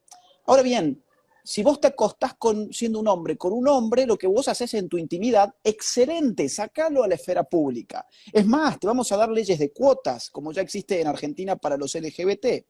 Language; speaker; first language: Spanish; native; Spanish